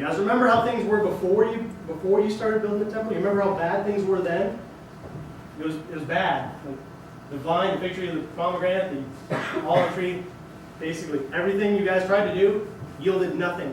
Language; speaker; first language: English; native; English